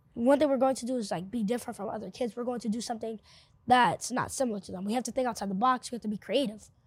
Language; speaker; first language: English; early bilingual, other home language; Spanish